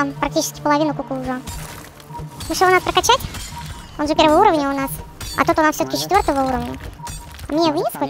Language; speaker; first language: Russian; native; Russian